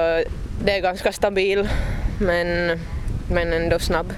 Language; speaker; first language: Swedish; non-native, local second language; Finnish